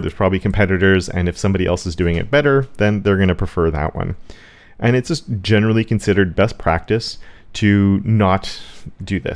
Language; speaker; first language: English; native; English